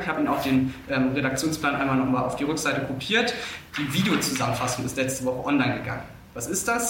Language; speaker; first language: German; native; German